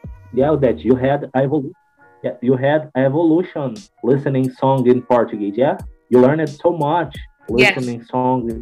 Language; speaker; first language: English; non-native, learner; Portuguese